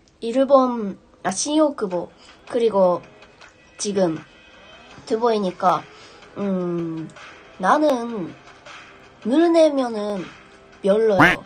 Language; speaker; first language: Korean; non-native, learner; Japanese